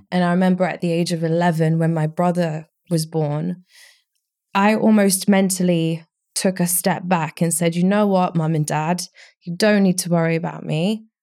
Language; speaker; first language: English; early bilingual, other home language; Romanian